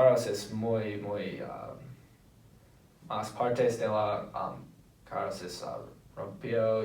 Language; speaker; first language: Spanish; non-native, learner; English